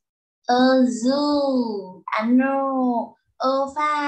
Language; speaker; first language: English; non-native, learner; Vietnamese